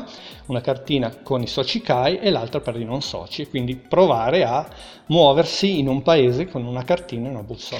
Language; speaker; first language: Italian; native; Italian